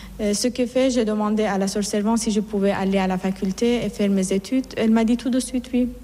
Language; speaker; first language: French; non-native, fluent; Persian